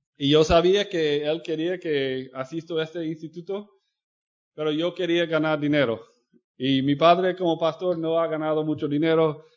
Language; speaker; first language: Spanish; non-native, fluent; English